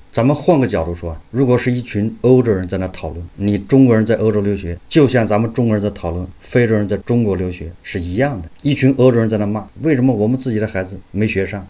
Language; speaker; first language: Chinese; native; Chinese